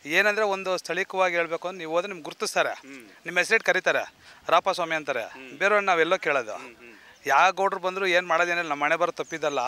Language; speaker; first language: Kannada; native; Kannada